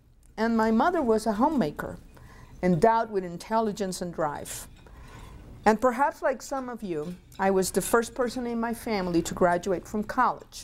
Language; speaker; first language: English; non-native, fluent; Spanish